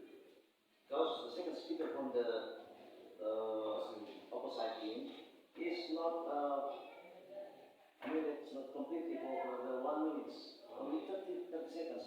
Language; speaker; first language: English; non-native, local second language; Indonesian